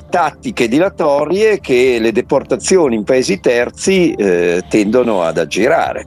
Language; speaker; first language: Italian; native; Italian